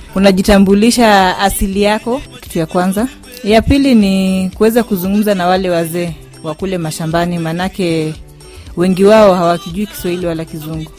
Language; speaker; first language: Swahili; non-native, local second language; Luo (Kenya and Tanzania)